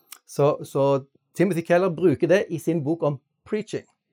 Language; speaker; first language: Norwegian; native; Norwegian